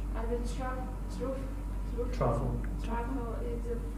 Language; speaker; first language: English; non-native, learner; Russian